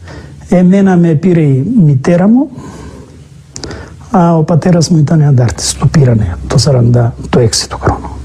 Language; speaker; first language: Greek; non-native, local second language; Macedonian